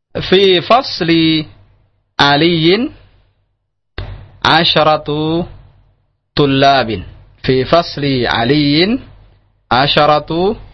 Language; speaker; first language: Arabic; non-native, fluent; Indonesian